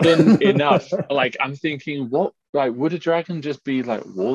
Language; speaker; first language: English; native; English